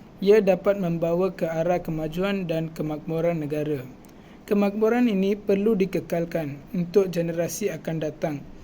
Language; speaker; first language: Malay; non-native, local second language; Tamil